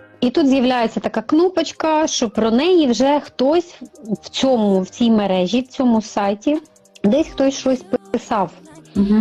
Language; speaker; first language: Ukrainian; native; Ukrainian